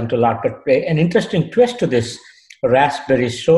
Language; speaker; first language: English; non-native, local second language; Kannada